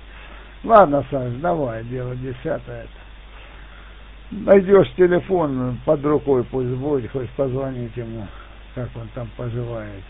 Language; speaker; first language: Russian; native; Russian